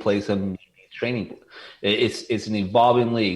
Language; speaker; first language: English; native; English